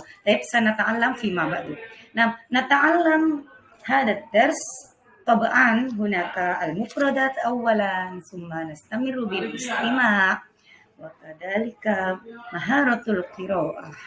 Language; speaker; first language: Arabic; non-native, fluent; Indonesian